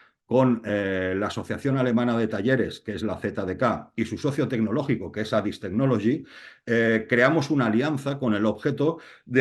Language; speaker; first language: Spanish; native; Spanish